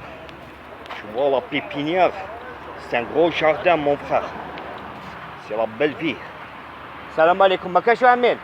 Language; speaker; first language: French; non-native, local second language; Arabic